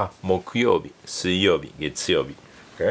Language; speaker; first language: Japanese; non-native, fluent; English